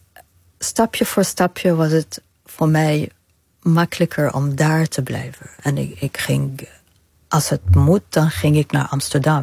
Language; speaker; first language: Dutch; non-native, fluent; Arabic